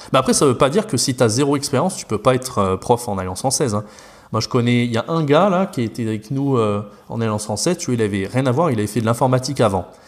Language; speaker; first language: French; native; French